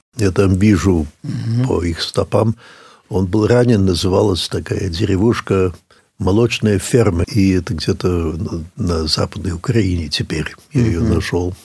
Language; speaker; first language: Russian; early bilingual, heritage; English